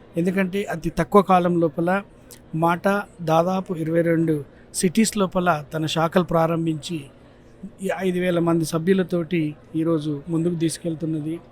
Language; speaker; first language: Telugu; native; Telugu